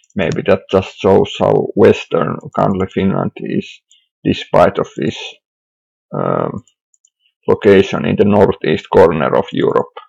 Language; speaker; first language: English; non-native, fluent; Finnish